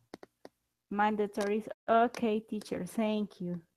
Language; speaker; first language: English; non-native, learner; Spanish